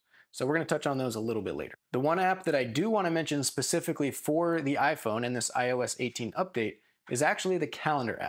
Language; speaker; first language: English; native; English